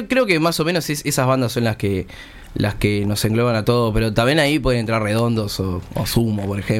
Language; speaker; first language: Spanish; native; Spanish